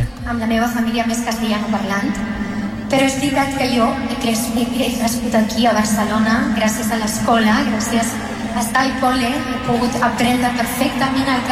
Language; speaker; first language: Catalan; non-native, local second language; Spanish